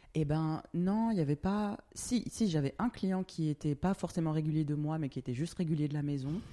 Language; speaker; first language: French; native; French